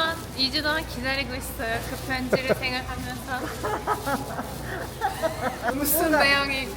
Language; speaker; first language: Korean; non-native, learner; Turkish